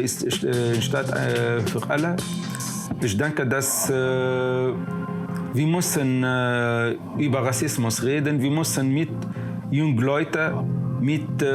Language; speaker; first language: German; non-native, learner; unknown